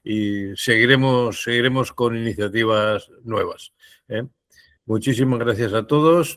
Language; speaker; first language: Spanish; native; Spanish